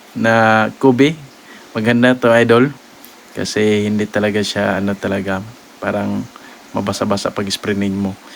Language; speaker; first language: Filipino; non-native, local second language; Cebuano